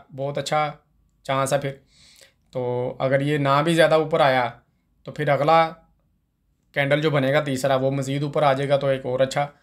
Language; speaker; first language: Urdu; non-native, local second language; Punjabi